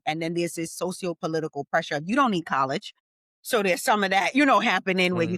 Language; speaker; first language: English; native; English